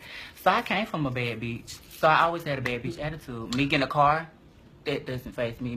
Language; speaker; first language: English; native; English